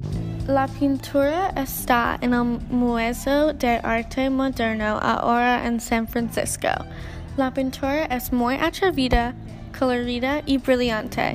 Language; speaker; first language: Spanish; non-native, learner; English